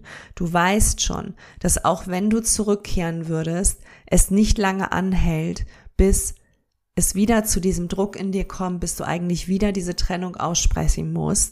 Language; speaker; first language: German; native; German